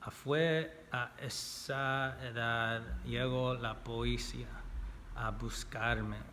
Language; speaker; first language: Spanish; non-native, learner; English